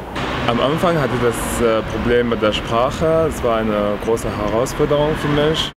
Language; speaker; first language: German; non-native, fluent; Arabic